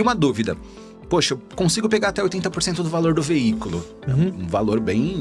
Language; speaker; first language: Portuguese; native; Portuguese